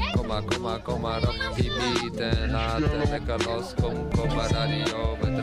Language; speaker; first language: Dutch; native; Dutch